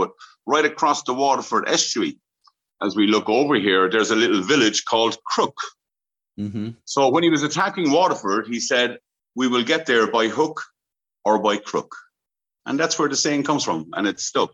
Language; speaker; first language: English; native; English